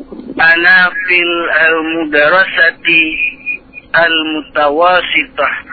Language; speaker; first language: Arabic; non-native, learner; Indonesian